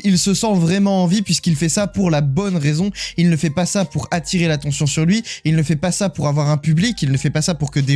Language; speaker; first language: French; native; French